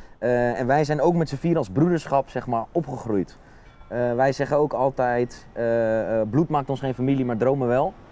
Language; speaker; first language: Dutch; native; Dutch